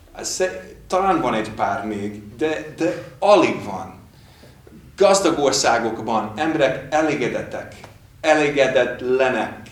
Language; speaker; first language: Hungarian; non-native, fluent; English